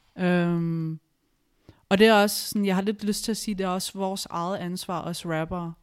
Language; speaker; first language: Danish; early bilingual, other home language; Spanish